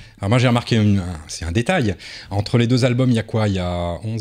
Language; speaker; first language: French; native; French